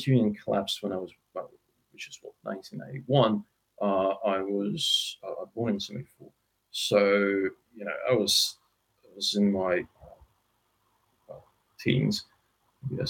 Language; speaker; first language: English; non-native, fluent; Russian